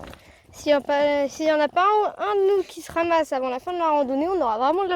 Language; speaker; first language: French; native; French